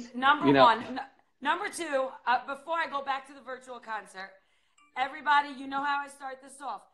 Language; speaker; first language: English; native; English